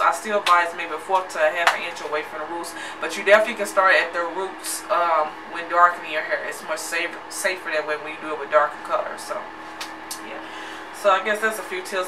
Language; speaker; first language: English; native; English